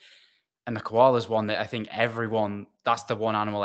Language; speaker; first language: English; native; English